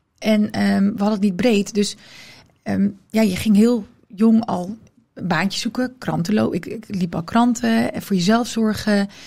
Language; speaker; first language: Dutch; early bilingual, other home language; Riffian